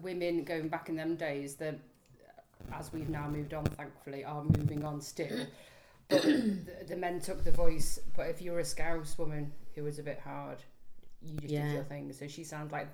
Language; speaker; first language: English; native; English